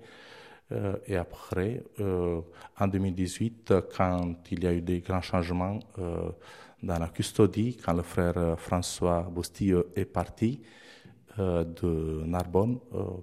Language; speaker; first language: French; non-native, fluent; Romanian